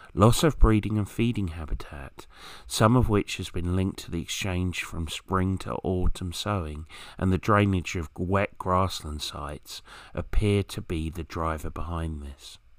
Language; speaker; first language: English; native; English